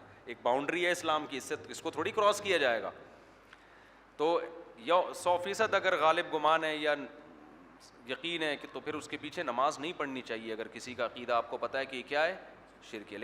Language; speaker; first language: Urdu; native; Urdu